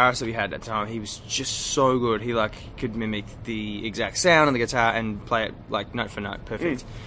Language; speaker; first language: English; native; English